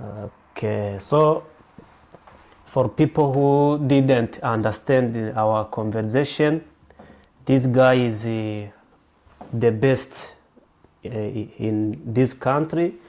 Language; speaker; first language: English; non-native, local second language; Rundi